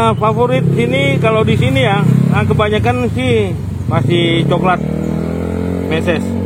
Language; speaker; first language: Indonesian; native; Indonesian